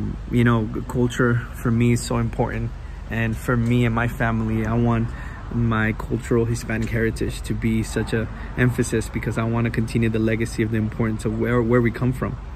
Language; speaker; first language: English; early bilingual, other home language; Spanish